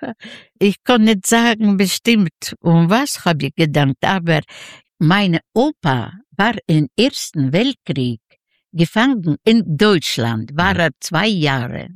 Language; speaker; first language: German; non-native, fluent; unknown